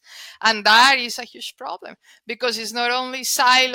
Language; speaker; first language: English; non-native, fluent; Spanish